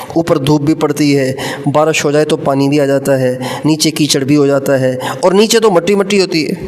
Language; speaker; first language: Urdu; native; Urdu